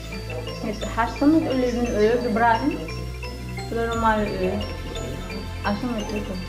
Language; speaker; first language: German; non-native, learner; Filipino